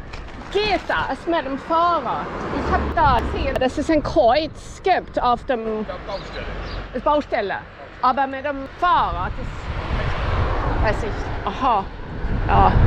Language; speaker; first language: German; non-native, learner; English